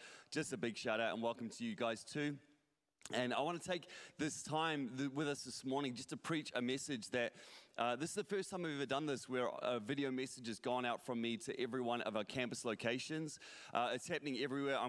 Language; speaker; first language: English; native; English